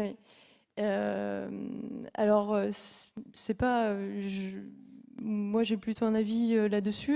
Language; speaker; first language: French; native; French